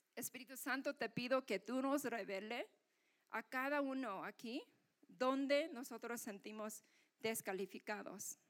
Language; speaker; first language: Spanish; non-native, fluent; Korean